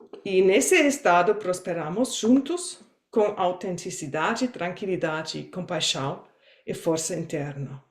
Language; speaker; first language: Portuguese; non-native, fluent; German